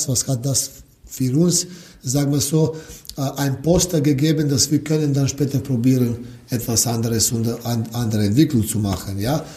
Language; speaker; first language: German; non-native, learner; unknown